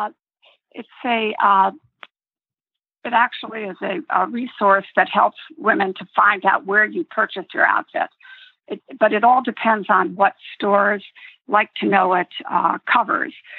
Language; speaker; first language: English; native; English